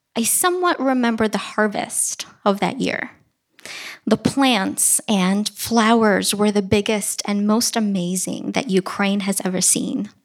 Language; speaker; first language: English; early bilingual, other home language; Russian